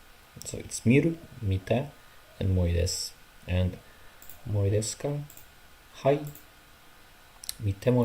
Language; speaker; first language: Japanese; non-native, learner; Ukrainian